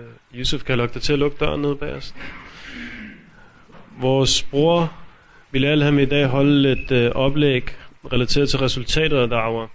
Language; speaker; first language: Danish; early bilingual, other home language; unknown